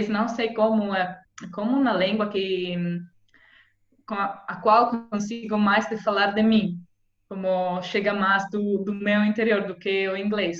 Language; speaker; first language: Portuguese; non-native, fluent; Italian